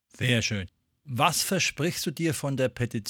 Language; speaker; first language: German; native; German